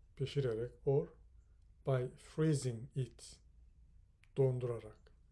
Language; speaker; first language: English; non-native, fluent; Turkish